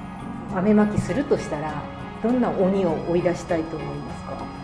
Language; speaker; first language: Japanese; native; Japanese